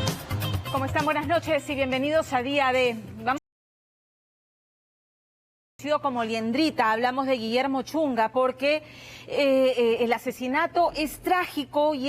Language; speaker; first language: Spanish; native; Spanish